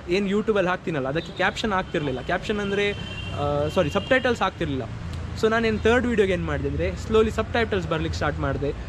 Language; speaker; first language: Kannada; non-native, local second language; Konkani